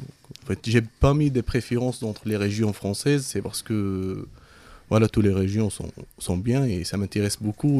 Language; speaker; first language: French; non-native, fluent; Arabic